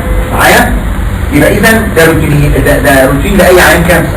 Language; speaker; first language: Arabic; native; Arabic